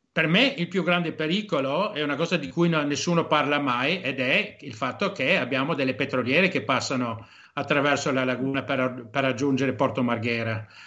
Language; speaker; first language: Italian; non-native, fluent; German